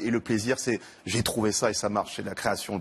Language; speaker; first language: French; native; French